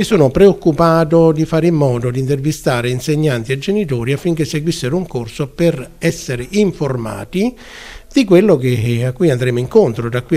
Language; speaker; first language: Italian; native; Italian